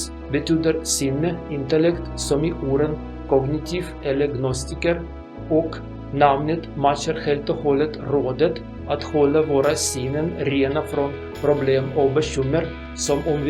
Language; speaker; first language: Swedish; non-native, learner; Russian